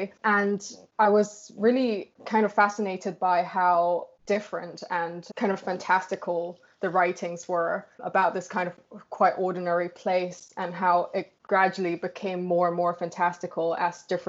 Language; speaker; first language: English; non-native, local second language; Cantonese